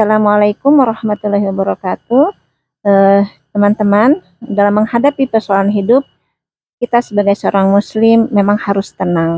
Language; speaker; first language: Indonesian; native; Indonesian